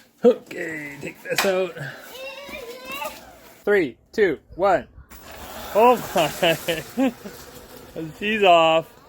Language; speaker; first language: English; native; English